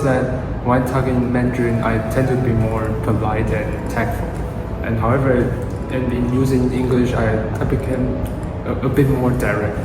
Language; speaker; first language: English; non-native, fluent; Chinese